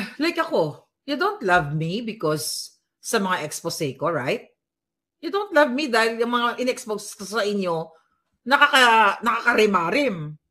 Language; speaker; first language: Filipino; non-native, local second language; Hiligaynon